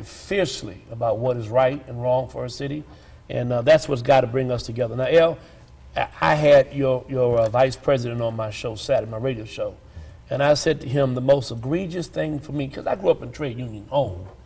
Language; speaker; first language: English; native; English